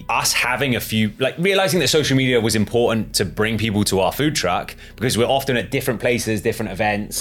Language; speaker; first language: English; native; English